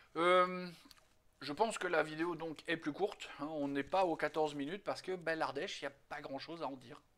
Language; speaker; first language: French; native; French